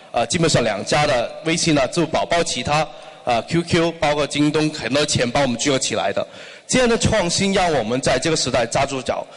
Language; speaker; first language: Chinese; non-native, local second language; Cantonese